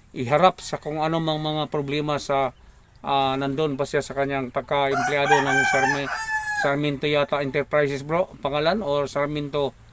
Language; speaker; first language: Filipino; non-native, local second language; Cebuano